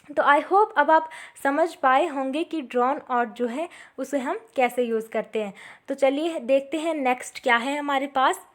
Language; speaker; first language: Hindi; native; Hindi